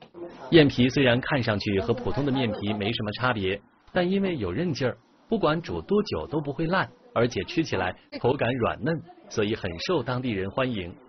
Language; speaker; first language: Chinese; native; Chinese